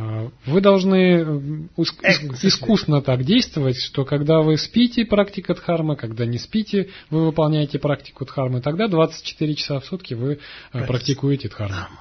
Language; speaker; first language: Russian; native; Russian